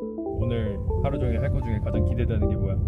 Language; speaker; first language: Korean; native; Korean